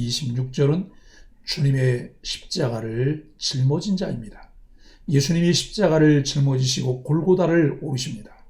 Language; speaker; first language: Korean; native; Korean